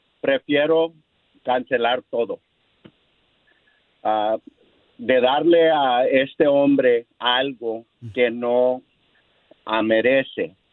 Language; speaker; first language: Spanish; non-native, learner; English